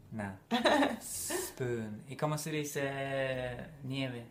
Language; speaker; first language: Spanish; non-native, fluent; English